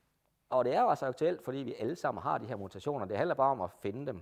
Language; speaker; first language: Danish; native; Danish